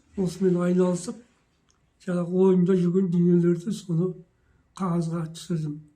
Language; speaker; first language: Kazakh; native; Kazakh